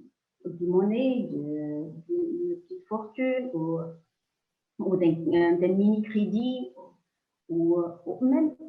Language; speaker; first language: French; non-native, local second language; Arabic